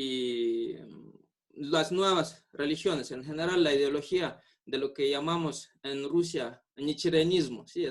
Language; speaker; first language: Spanish; non-native, fluent; Buriat